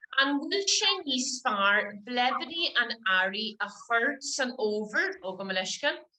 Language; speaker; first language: Irish; native; Irish